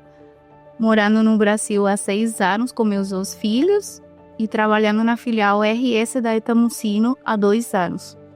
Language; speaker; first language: Portuguese; non-native, fluent; Spanish